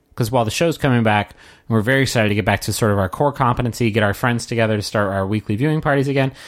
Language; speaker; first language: English; native; English